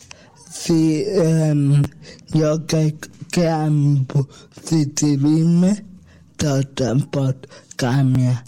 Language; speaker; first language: Catalan; non-native, local second language; Spanish